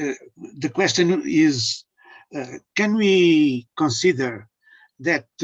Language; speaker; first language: English; non-native, learner; Portuguese